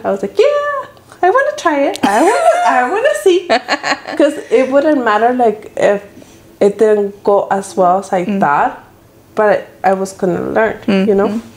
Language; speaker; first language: English; early bilingual, other home language; Spanish